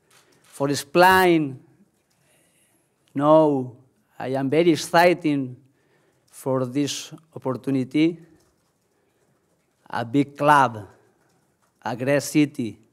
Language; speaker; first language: English; non-native, learner; Spanish